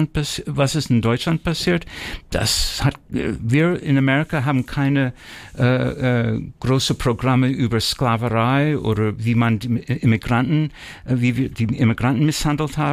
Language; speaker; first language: German; early bilingual, heritage; German